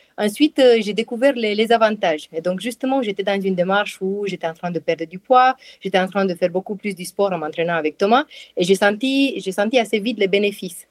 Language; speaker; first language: French; non-native, fluent; Romanian